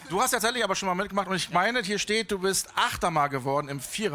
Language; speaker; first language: German; native; German